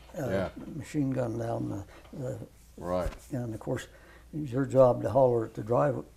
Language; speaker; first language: English; native; English